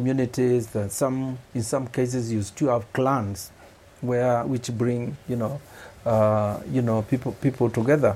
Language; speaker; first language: English; non-native, local second language; Kamba